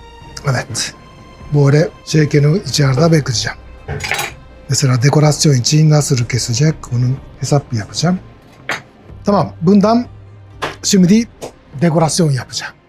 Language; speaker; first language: Turkish; non-native, learner; Japanese